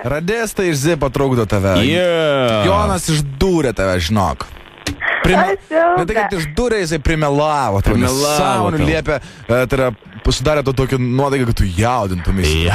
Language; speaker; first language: Lithuanian; native; Lithuanian